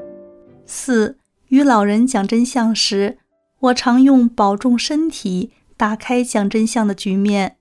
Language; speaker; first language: Chinese; native; Chinese